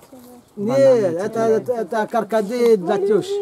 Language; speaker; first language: Russian; non-native, learner; Arabic